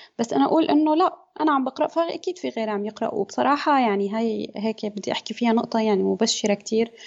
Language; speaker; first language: Arabic; native; Arabic